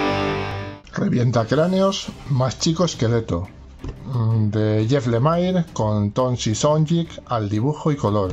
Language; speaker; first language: Spanish; native; Spanish